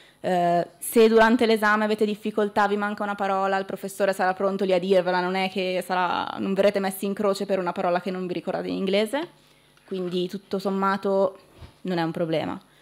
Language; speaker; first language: Italian; native; Italian